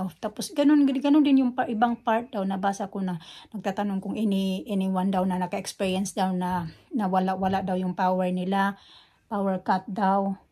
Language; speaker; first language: Filipino; non-native, local second language; Cebuano